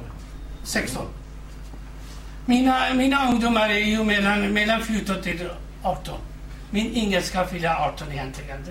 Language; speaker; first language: Swedish; non-native, fluent; Kurdish